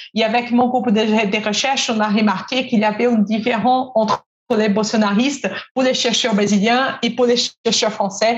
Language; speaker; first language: French; non-native, fluent; Portuguese